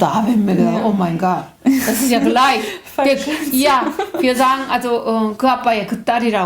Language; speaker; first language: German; non-native, learner; Korean